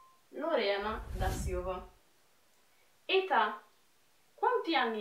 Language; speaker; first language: Italian; non-native, fluent; Portuguese